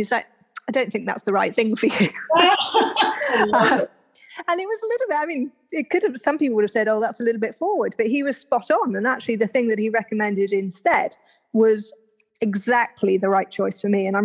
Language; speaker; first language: English; native; English